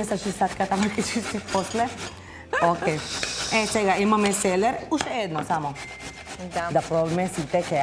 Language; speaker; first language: Macedonian; non-native, learner; Filipino